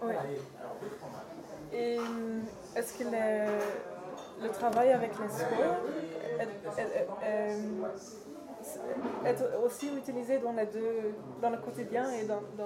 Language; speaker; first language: French; non-native, learner; Dutch